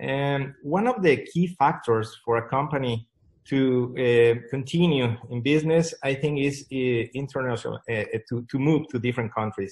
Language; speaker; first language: English; non-native, fluent; Spanish